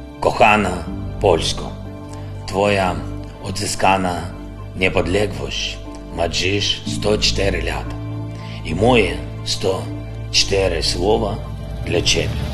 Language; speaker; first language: Polish; non-native, learner; Ukrainian